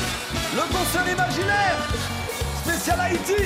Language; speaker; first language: French; native; French